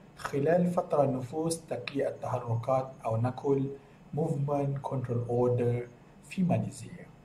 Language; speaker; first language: Arabic; non-native, fluent; Malay